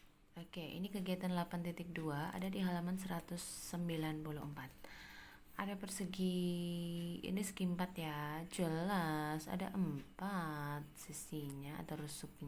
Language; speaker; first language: Indonesian; native; Indonesian